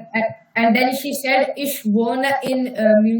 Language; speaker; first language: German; non-native, learner; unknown